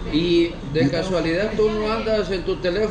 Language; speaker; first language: Spanish; native; Spanish